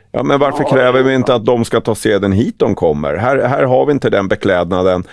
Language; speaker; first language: Swedish; native; Swedish